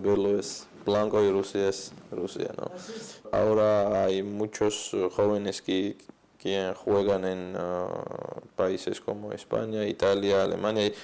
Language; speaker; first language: Spanish; non-native, fluent; Georgian